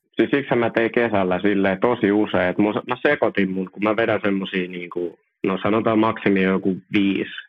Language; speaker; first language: Finnish; early bilingual, other home language; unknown